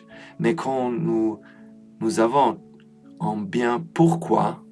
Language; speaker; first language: French; non-native, learner; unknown